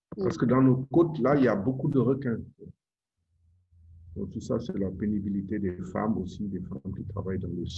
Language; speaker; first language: French; non-native, local second language; Wolof